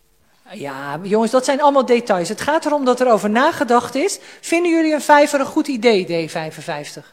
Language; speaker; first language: Dutch; native; Dutch